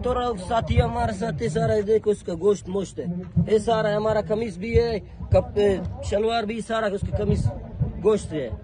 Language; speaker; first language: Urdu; non-native, local second language; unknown